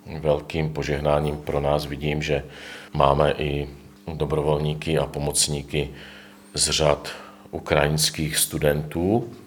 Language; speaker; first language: Czech; native; Czech